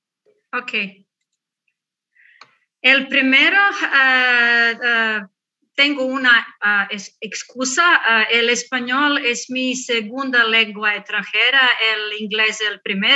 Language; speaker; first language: Spanish; non-native, learner; Croatian